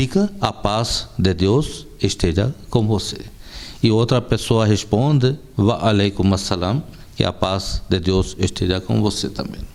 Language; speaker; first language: Portuguese; non-native, fluent; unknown